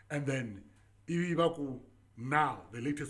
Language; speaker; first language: English; non-native, local second language; Tsonga